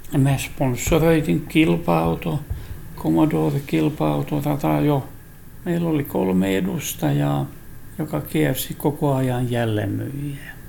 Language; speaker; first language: Finnish; non-native, local second language; Swedish